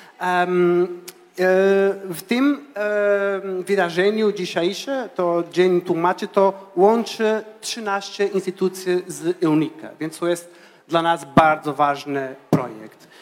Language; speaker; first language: Polish; non-native, fluent; Portuguese